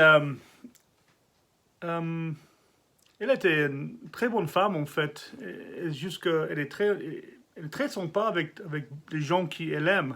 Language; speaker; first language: French; non-native, learner; English